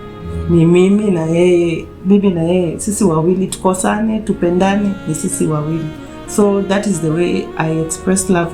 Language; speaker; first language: Swahili; native; Swahili